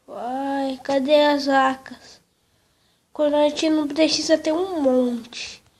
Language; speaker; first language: Portuguese; native; Portuguese